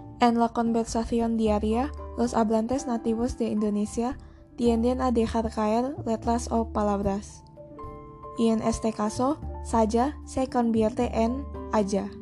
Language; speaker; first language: Spanish; non-native, learner; Indonesian